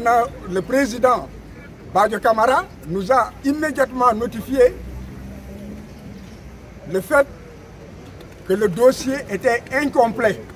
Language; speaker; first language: French; non-native, local second language; Wolof